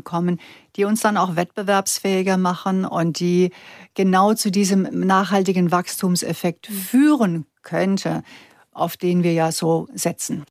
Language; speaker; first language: German; native; German